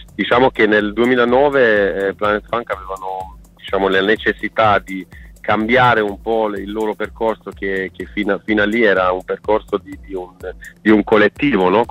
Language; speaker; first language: Italian; non-native, fluent; Luxembourgish